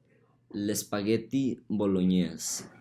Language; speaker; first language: French; non-native, learner; Spanish